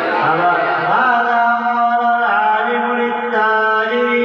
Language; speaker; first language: Arabic; non-native, fluent; Bangla